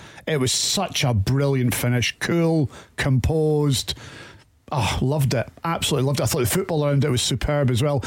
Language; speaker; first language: English; native; English